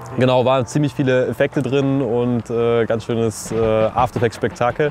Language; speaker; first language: German; early bilingual, other home language; Russian